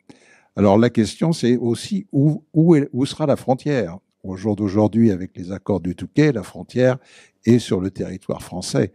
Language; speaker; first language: French; native; French